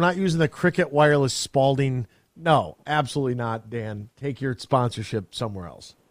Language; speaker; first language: English; native; English